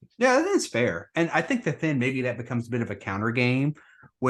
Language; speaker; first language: English; native; English